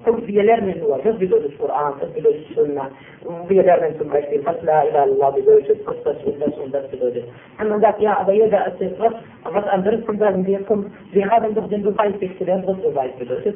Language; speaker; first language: German; non-native, fluent; Arabic